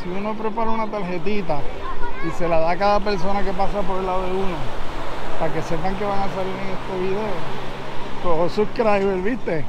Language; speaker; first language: Spanish; native; Spanish